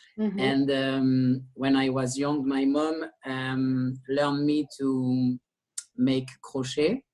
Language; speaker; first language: English; non-native, learner; French